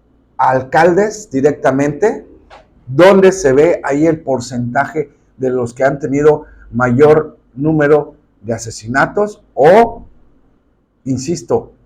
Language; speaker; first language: Spanish; native; Spanish